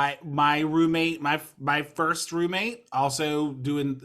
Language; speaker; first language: English; native; English